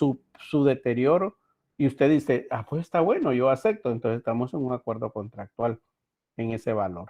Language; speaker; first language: Spanish; native; Spanish